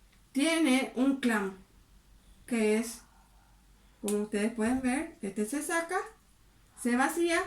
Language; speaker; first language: Spanish; native; Spanish